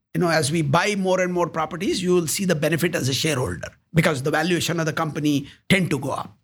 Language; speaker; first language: English; non-native, local second language; Kannada